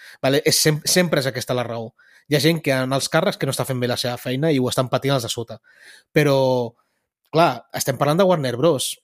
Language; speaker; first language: Catalan; early bilingual, other home language; Spanish